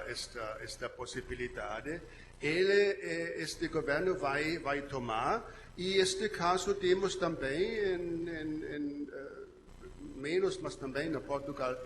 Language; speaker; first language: Portuguese; non-native, learner; German